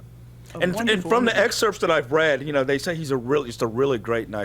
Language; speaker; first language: English; native; English